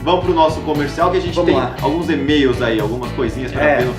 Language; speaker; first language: Portuguese; native; Portuguese